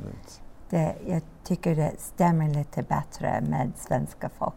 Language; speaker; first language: Swedish; non-native, learner; English